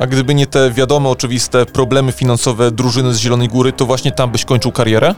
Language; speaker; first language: Polish; native; Polish